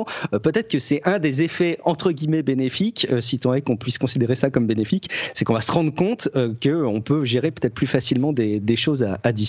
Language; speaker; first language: French; native; French